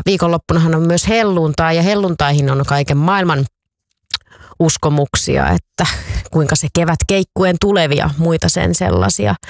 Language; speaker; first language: Finnish; native; Finnish